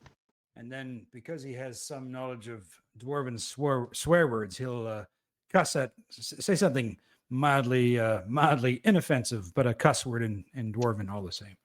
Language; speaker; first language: English; native; English